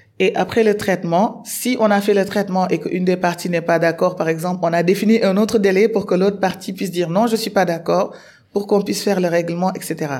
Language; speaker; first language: French; non-native, local second language; Wolof